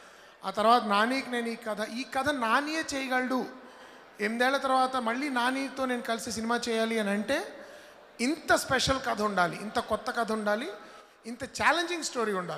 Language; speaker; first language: Telugu; native; Telugu